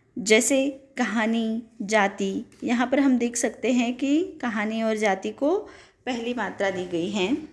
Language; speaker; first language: Hindi; non-native, local second language; Marathi